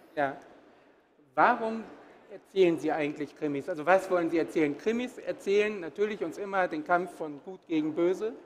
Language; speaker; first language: German; native; German